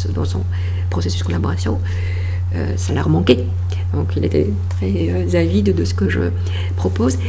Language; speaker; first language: French; non-native, fluent; Polish